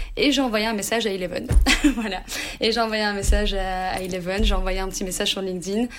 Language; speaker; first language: French; native; French